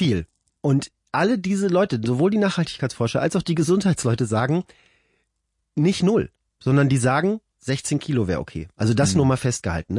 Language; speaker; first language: German; native; German